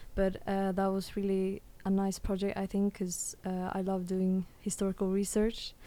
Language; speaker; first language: English; early bilingual, other home language; Swedish